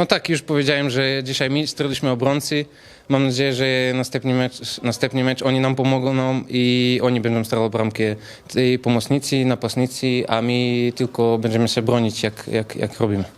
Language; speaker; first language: Polish; non-native, fluent; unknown